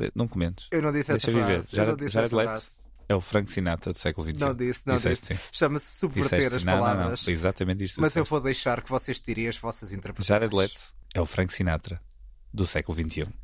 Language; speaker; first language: Portuguese; native; Portuguese